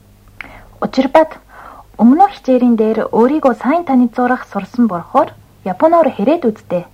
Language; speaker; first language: Mongolian; non-native, fluent; Japanese